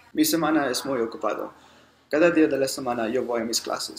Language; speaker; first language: Spanish; non-native, learner; English